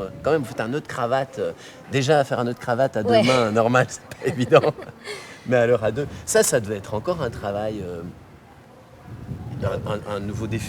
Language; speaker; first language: French; native; French